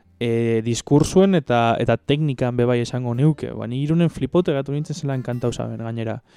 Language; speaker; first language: Basque; native; Basque